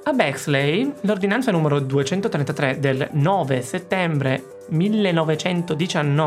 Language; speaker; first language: Italian; native; Italian